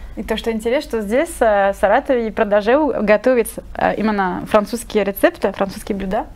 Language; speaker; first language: Russian; non-native, fluent; French